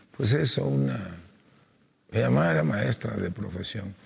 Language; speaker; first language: Spanish; native; Spanish